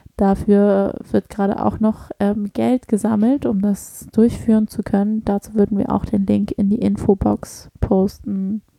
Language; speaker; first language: German; early bilingual, other home language; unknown